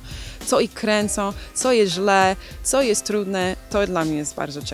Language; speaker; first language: Polish; non-native, learner; English